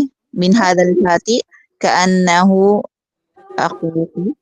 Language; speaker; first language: Arabic; non-native, learner; Filipino